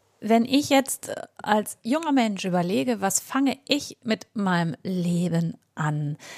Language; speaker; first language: German; native; German